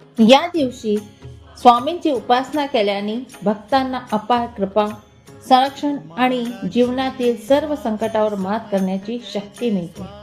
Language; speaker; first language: Marathi; non-native, local second language; Hindi